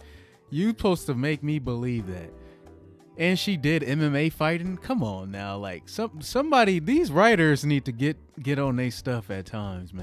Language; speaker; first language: English; native; English